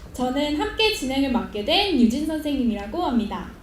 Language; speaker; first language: Korean; native; Korean